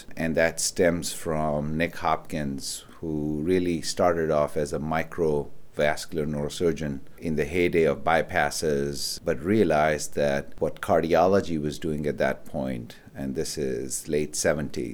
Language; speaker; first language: English; non-native, local second language; Urdu